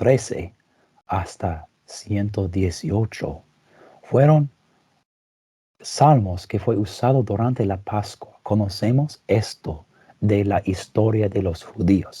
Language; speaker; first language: Spanish; non-native, fluent; English